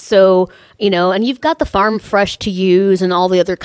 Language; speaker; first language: English; native; English